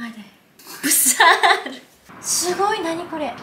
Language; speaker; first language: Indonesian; non-native, learner; Japanese